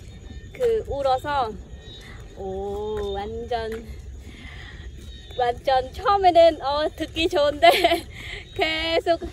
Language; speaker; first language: Korean; non-native, fluent; Khmer